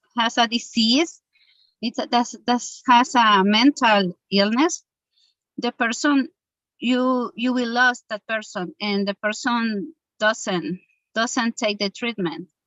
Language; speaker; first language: English; non-native, learner; Spanish